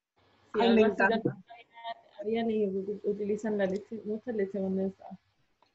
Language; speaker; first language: Spanish; native; Spanish